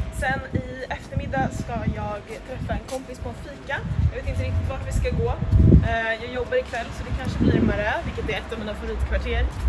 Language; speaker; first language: Swedish; native; Swedish